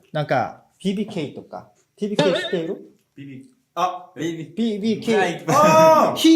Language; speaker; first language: Japanese; non-native, fluent; Korean